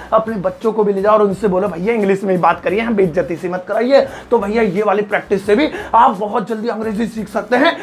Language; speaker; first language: Hindi; native; Hindi